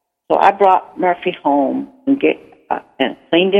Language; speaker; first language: English; native; English